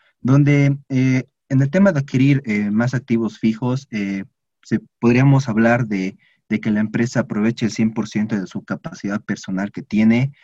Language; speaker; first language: Spanish; native; Spanish